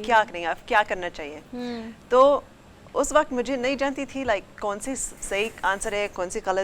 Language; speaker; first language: Hindi; early bilingual, heritage; English